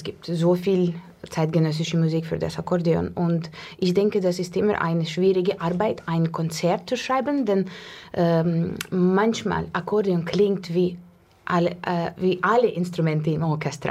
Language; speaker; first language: German; non-native, learner; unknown